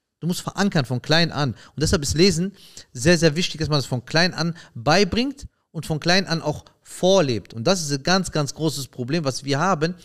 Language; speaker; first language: German; early bilingual, other home language; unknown